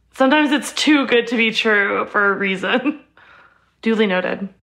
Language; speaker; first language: English; native; English